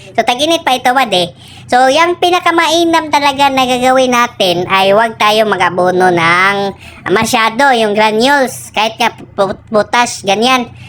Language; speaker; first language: Filipino; non-native, local second language; Cebuano